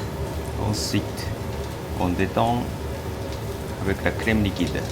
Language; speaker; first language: French; non-native, fluent; Japanese